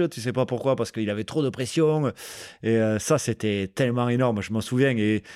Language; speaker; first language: French; native; French